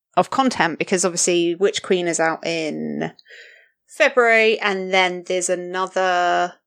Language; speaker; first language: English; native; English